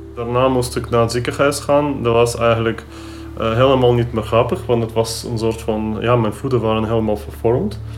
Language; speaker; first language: Dutch; non-native, fluent; Ukrainian